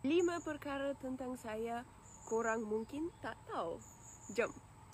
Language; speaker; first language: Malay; non-native, learner; German